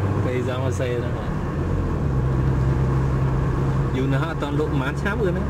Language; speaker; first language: French; non-native, learner; Khmer